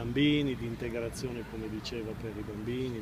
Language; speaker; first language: Italian; native; Italian